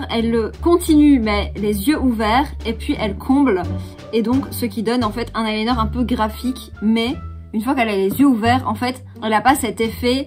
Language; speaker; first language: French; native; French